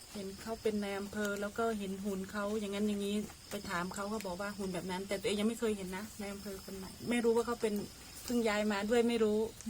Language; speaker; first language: Thai; native; Thai